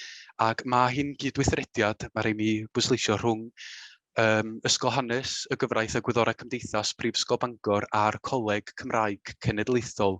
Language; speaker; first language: Welsh; native; Welsh